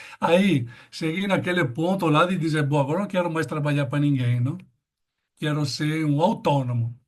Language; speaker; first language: Portuguese; non-native, fluent; Italian